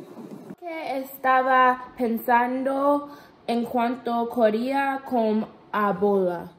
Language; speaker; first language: Portuguese; non-native, learner; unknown